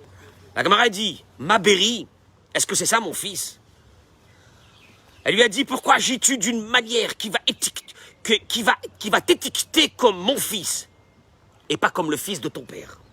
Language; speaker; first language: French; native; French